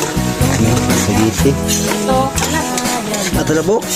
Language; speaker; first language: Filipino; non-native, local second language; Cebuano